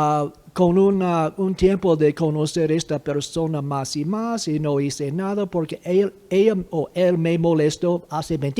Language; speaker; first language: Spanish; non-native, fluent; English